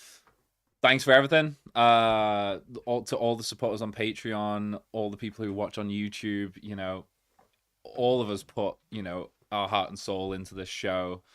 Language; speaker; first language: English; native; English